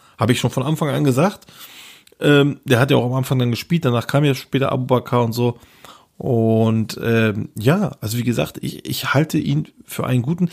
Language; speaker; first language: German; early bilingual, other home language; Turkish